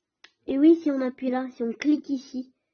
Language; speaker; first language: French; native; French